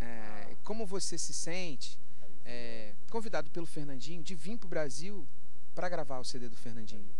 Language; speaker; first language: Portuguese; native; Portuguese